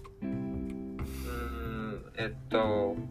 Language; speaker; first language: Japanese; non-native, learner; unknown